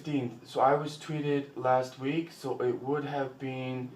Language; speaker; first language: English; native; English